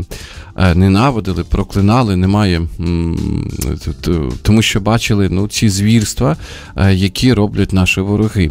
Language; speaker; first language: Ukrainian; native; Ukrainian